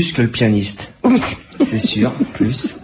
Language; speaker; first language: French; non-native, learner; English